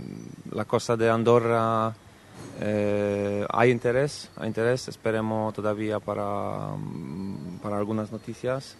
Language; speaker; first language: Spanish; non-native, fluent; Polish